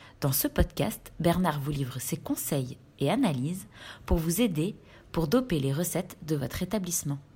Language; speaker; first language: French; native; French